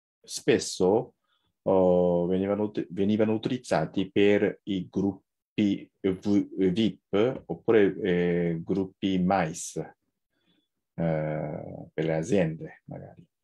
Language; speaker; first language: Italian; non-native, fluent; Japanese